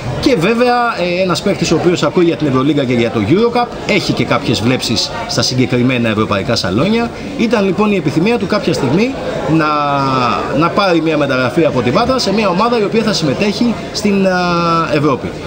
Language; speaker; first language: Greek; native; Greek